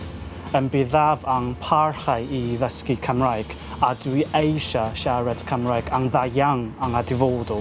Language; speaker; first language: Welsh; non-native, learner; Chinese